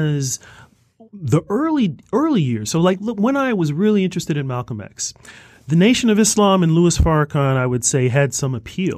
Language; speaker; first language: English; native; English